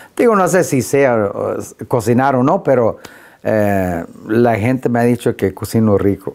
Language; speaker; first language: Spanish; early bilingual, heritage; Spanish